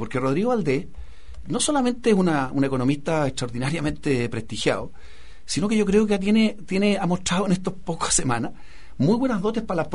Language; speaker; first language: Spanish; native; Spanish